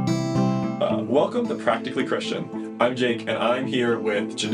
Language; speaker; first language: English; native; English